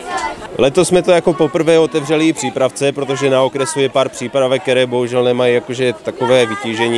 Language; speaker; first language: Czech; native; Czech